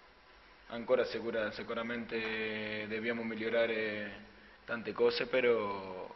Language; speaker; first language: Italian; non-native, fluent; Spanish